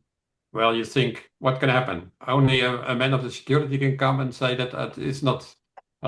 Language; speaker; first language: English; non-native, fluent; Dutch